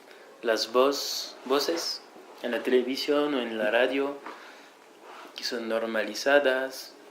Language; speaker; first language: Spanish; non-native, fluent; French